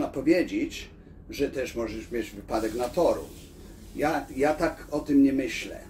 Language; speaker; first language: Polish; early bilingual, heritage; Polish